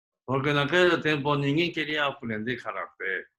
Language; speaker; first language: Portuguese; early bilingual, other home language; Japanese